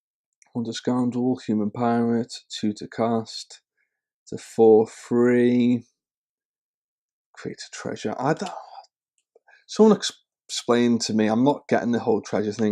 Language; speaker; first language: English; native; English